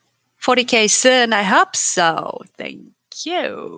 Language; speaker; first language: English; non-native, learner; Japanese